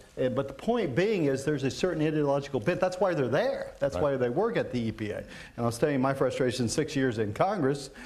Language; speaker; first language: English; native; English